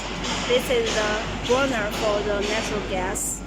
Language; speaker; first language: English; non-native, learner; Chinese